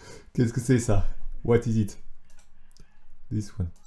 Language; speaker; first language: French; native; French